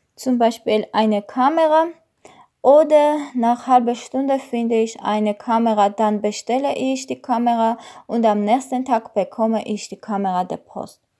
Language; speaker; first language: German; non-native, learner; Armenian